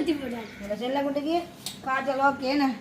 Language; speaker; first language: Tamil; native; Tamil